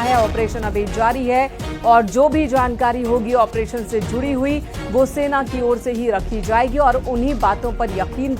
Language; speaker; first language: Hindi; native; Hindi